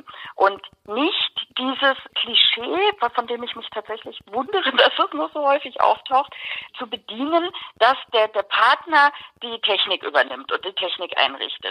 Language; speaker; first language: German; native; German